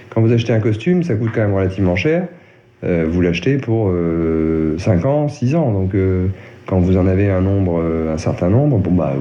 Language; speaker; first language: French; native; French